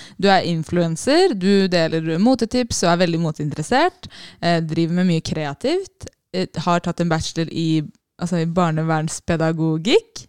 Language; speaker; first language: Norwegian; early bilingual, other home language; Arabic